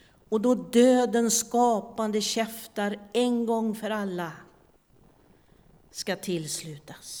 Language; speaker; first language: Swedish; native; Swedish